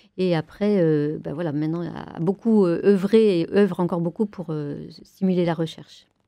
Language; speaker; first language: French; native; French